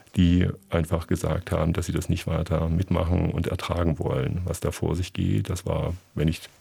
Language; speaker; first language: German; native; German